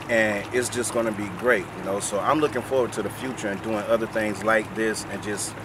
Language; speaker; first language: English; native; English